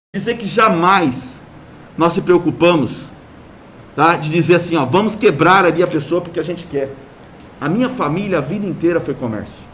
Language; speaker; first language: Portuguese; native; Portuguese